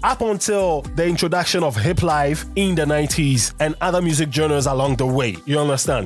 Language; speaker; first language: English; non-native, local second language; Akan